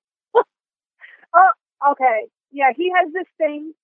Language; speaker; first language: English; non-native, fluent; Polish